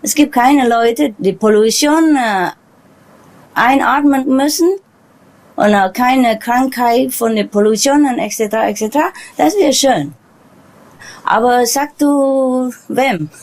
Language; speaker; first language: German; non-native, learner; Vietnamese